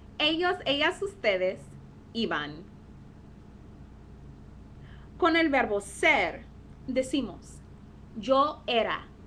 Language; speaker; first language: Spanish; non-native, fluent; English